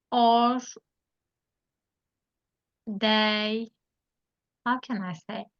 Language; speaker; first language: English; non-native, learner; Turkish